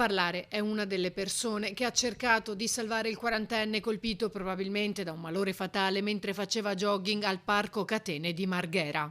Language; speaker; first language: Italian; native; Italian